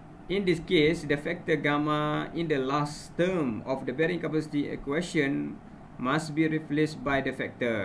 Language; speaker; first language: English; non-native, local second language; Malay